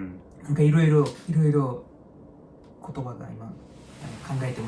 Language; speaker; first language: Japanese; non-native, learner; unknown